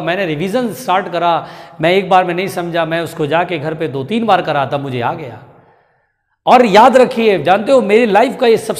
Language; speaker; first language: Hindi; native; Hindi